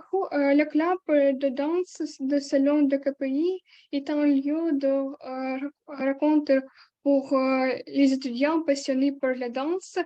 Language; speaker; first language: French; non-native, learner; Ukrainian